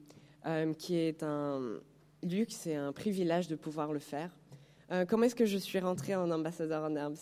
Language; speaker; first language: French; non-native, fluent; Spanish